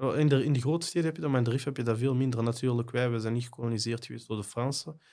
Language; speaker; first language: Dutch; native; Dutch